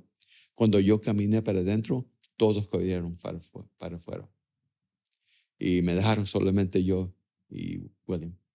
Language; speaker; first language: Spanish; early bilingual, other home language; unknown